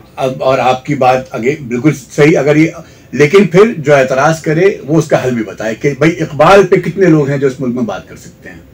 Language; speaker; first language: Urdu; native; Urdu